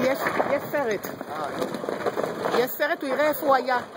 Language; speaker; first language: Hebrew; native; Hebrew